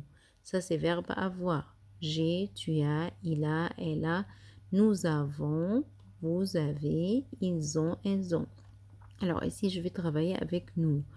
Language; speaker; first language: French; non-native, fluent; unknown